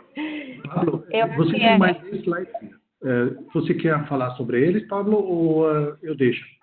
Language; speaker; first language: Portuguese; non-native, fluent; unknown